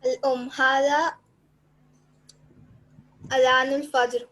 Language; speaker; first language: Arabic; non-native, learner; Urdu